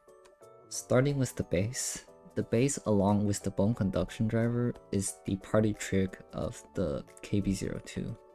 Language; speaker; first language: English; non-native, fluent; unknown